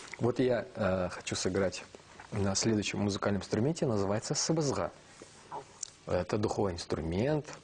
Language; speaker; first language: Russian; non-native, local second language; Kazakh